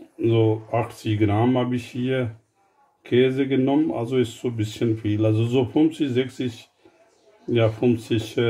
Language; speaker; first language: German; non-native, fluent; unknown